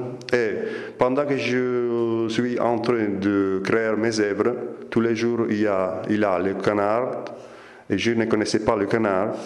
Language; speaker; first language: French; non-native, fluent; Italian